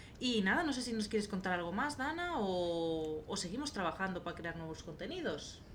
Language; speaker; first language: Spanish; native; Spanish